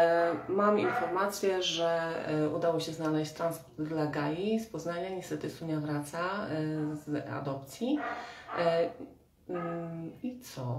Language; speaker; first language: Polish; native; Polish